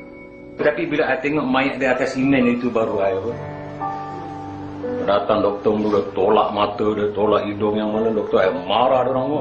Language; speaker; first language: Malay; native; Malay